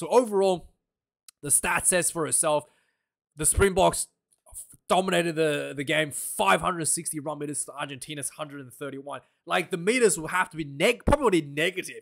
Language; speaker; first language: English; non-native, local second language; Afrikaans